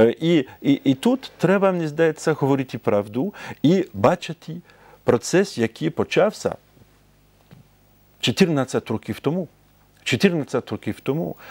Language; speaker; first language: Ukrainian; non-native, fluent; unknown